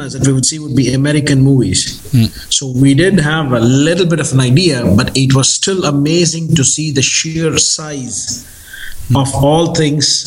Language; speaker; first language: English; non-native, local second language; Tamil